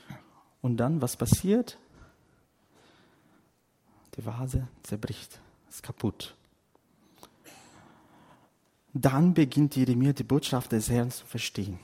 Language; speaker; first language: German; non-native, fluent; Portuguese